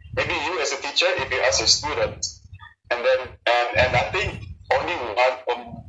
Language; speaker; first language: English; non-native, fluent; Indonesian